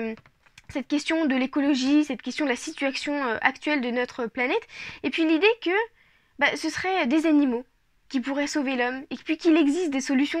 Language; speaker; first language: French; native; French